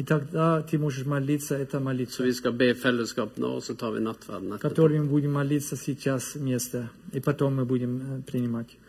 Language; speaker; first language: Russian; non-native, learner; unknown